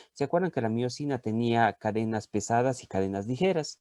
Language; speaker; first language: Spanish; native; Spanish